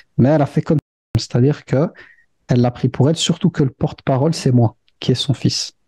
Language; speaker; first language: French; early bilingual, other home language; Arabic